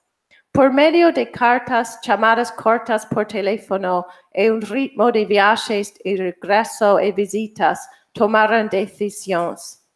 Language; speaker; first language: Galician; non-native, fluent; English